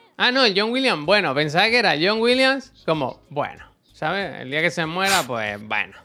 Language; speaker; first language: Spanish; native; Spanish